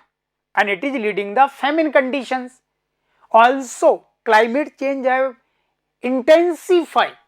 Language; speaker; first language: English; non-native, local second language; Hindi